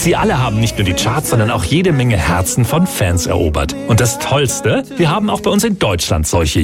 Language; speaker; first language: German; native; German